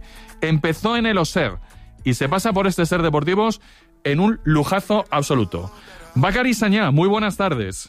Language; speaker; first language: Spanish; native; Spanish